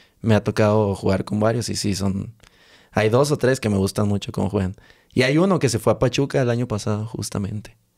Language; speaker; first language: Spanish; native; Spanish